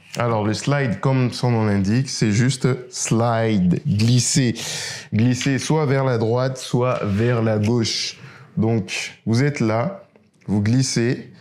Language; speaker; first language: French; native; French